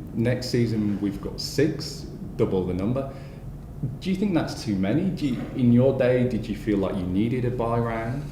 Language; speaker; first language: English; native; English